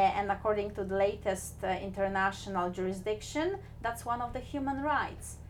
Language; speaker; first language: English; non-native, fluent; Polish